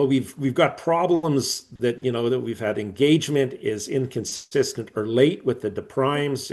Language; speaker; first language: English; native; English